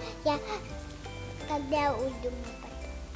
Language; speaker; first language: Russian; non-native, learner; Tajik